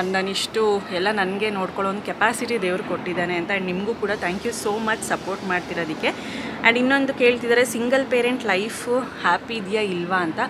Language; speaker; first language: Kannada; non-native, local second language; Telugu